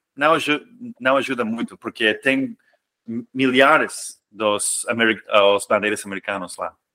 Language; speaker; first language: Portuguese; non-native, fluent; English